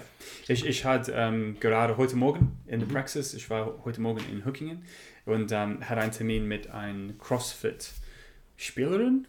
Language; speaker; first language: German; non-native, learner; English